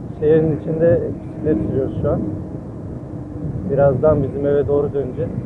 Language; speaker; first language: Turkish; early bilingual, heritage; Turkish